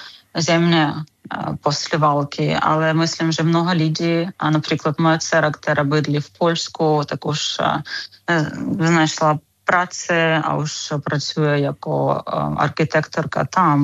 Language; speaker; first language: Czech; non-native, fluent; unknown